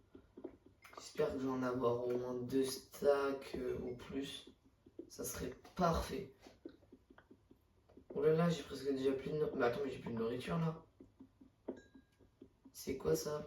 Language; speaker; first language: French; native; French